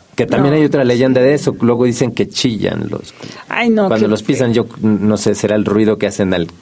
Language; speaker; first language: Spanish; native; Spanish